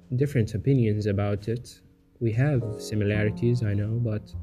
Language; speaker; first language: English; non-native, fluent; Arabic